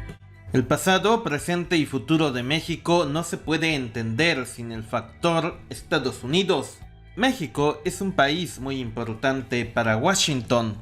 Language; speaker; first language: Spanish; native; Spanish